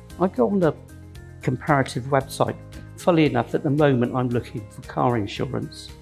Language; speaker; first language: English; native; English